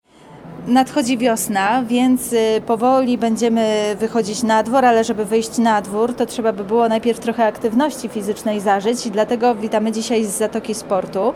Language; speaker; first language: Polish; native; Polish